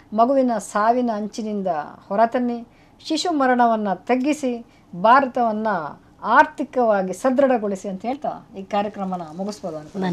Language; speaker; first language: Kannada; native; Kannada